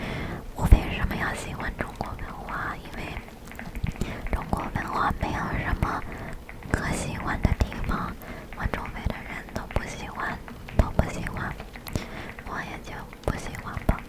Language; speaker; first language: Chinese; early bilingual, heritage; English